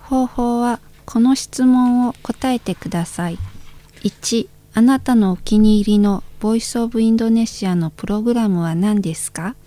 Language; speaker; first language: Japanese; non-native, learner; Indonesian